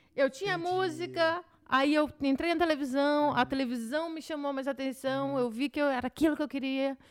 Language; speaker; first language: Portuguese; native; Portuguese